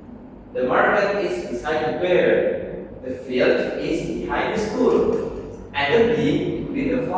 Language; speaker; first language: English; non-native, local second language; Indonesian